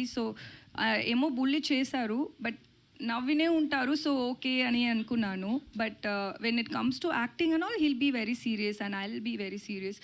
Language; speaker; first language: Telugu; non-native, learner; Tamil